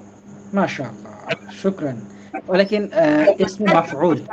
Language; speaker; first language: Arabic; non-native, fluent; Bangla